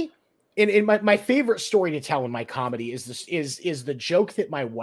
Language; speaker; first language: English; native; English